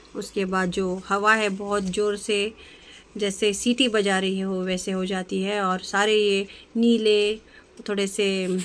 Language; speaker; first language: Hindi; non-native, local second language; Marathi